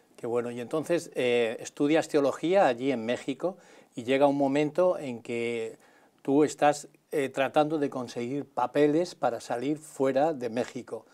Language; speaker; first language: Spanish; native; Spanish